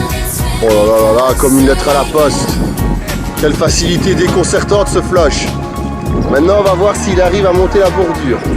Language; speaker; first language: French; native; French